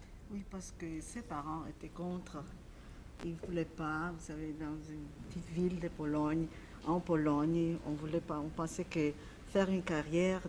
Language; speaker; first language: French; non-native, fluent; Polish